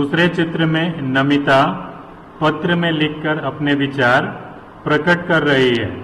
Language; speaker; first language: Hindi; native; Hindi